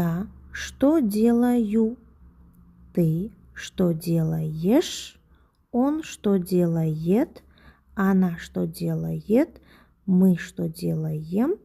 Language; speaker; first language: Russian; non-native, local second language; Uzbek